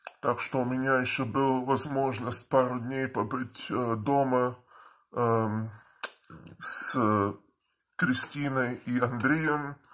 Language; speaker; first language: Russian; early bilingual, heritage; Russian